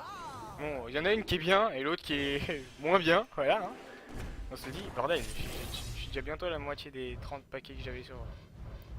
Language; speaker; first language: French; native; French